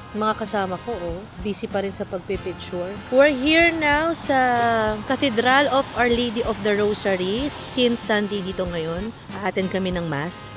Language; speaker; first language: Filipino; native; Filipino